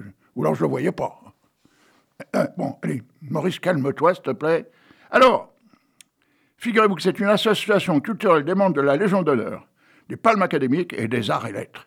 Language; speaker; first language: French; native; French